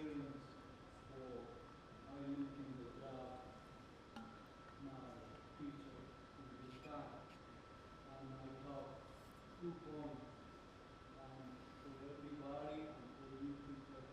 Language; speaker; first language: English; non-native, learner; Spanish